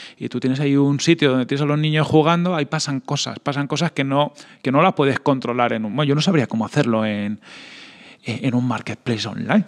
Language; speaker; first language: Spanish; native; Spanish